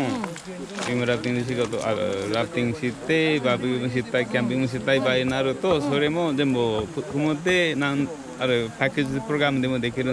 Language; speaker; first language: Japanese; non-native, fluent; Nepali